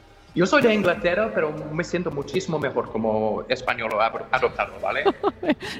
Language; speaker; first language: Spanish; non-native, fluent; English